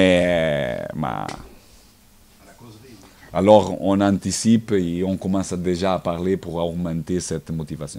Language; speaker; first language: French; non-native, learner; Portuguese